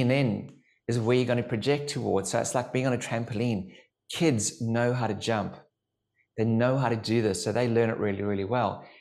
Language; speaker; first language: English; native; English